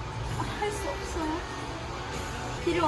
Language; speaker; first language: Korean; non-native, learner; English